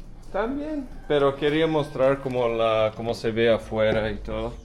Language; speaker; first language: Spanish; non-native, fluent; English